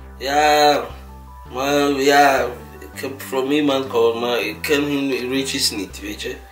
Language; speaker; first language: Dutch; non-native, learner; Akan